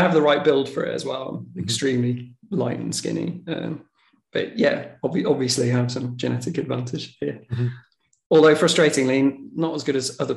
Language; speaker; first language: English; native; English